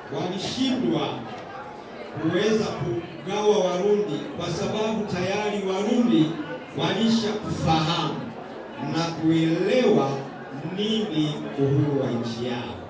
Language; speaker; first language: Swahili; non-native, local second language; Rundi